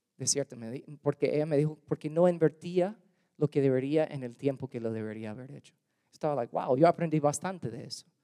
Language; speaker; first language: Spanish; non-native, fluent; English